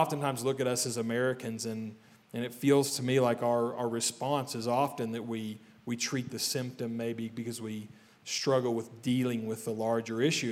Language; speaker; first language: English; native; English